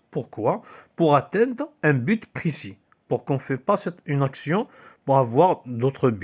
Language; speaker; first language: French; non-native, local second language; Kabyle